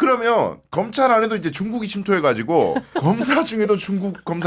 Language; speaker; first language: Korean; native; Korean